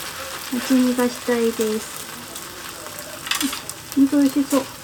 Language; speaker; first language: Japanese; non-native, fluent; Korean